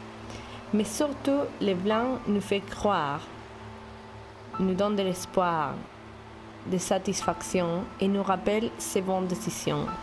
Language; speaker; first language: French; non-native, fluent; Spanish